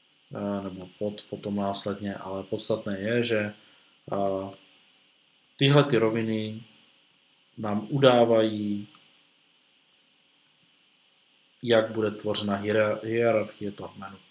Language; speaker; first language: Czech; native; Czech